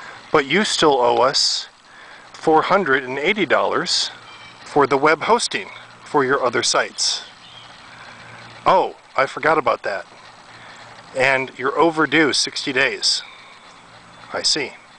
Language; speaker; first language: English; native; English